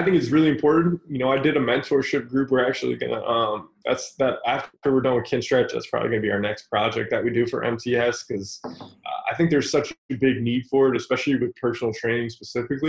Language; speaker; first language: English; native; English